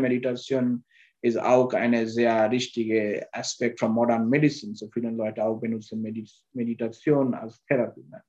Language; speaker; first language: German; non-native, learner; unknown